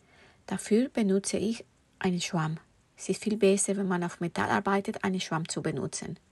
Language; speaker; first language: German; non-native, fluent; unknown